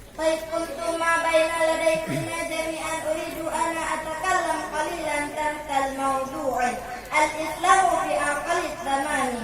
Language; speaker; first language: Arabic; non-native, learner; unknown